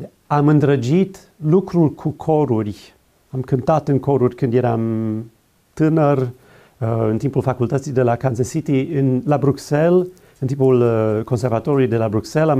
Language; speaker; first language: Romanian; non-native, fluent; English